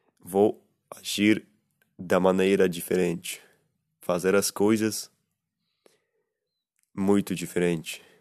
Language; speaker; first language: Portuguese; non-native, learner; Russian